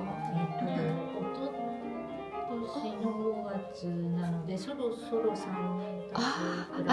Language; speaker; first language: Japanese; native; Japanese